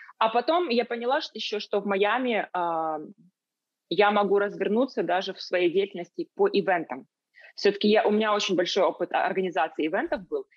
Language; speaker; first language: Russian; native; Russian